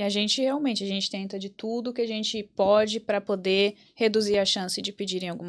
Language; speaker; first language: Portuguese; native; Portuguese